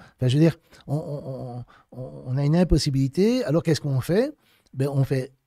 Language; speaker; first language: French; native; French